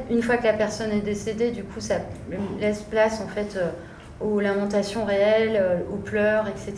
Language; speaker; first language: French; native; French